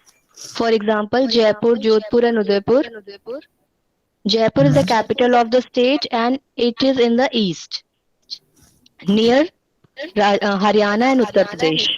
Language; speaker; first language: English; non-native, local second language; Hindi